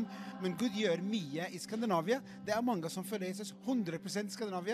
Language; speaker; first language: Swedish; non-native, fluent; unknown